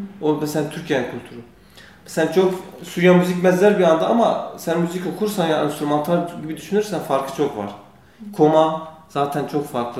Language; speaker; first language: Turkish; non-native, learner; Kurdish